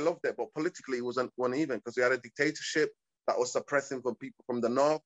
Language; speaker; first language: English; early bilingual, other home language; Somali